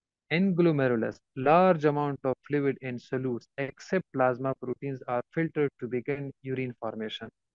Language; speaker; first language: English; non-native, fluent; Persian